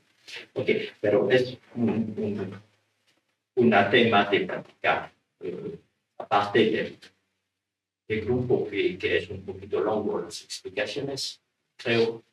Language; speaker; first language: Spanish; non-native, learner; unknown